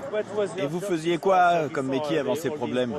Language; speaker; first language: French; native; French